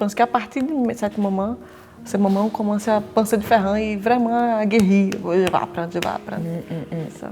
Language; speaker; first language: French; non-native, fluent; Portuguese